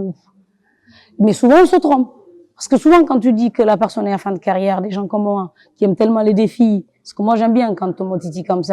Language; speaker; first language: French; non-native, local second language; Wolof